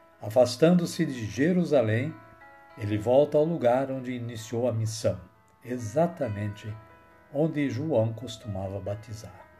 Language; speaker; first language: Portuguese; native; Portuguese